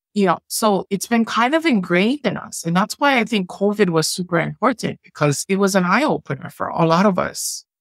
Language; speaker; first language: English; native; English